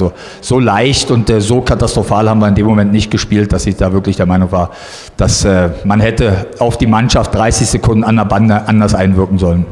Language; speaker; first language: German; native; German